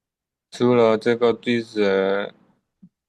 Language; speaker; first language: Chinese; non-native, learner; Burmese